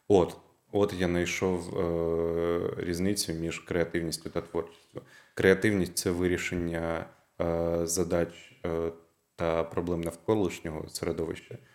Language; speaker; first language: Ukrainian; non-native, local second language; Russian